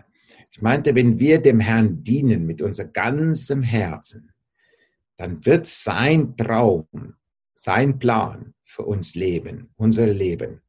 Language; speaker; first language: German; non-native, fluent; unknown